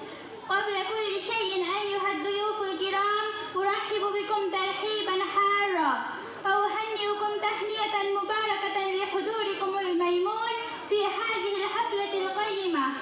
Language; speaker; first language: Arabic; non-native, learner; Bangla